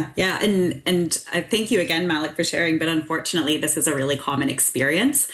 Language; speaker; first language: English; native; English